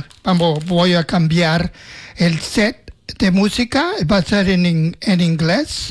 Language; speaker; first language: Spanish; early bilingual, heritage; Spanish